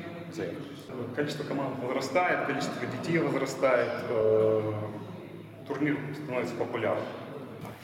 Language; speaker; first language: Russian; native; Russian